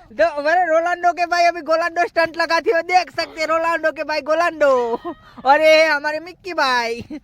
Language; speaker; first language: Hindi; non-native, local second language; Gujarati